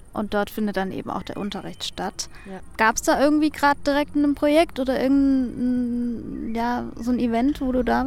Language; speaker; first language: German; native; German